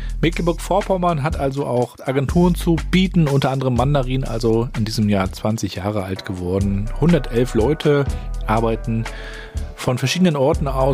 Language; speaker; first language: German; native; German